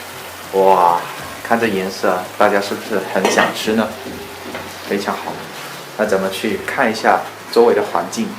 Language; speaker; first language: Chinese; native; Chinese